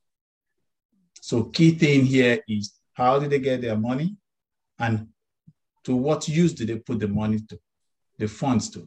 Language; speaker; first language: English; non-native, local second language; Yoruba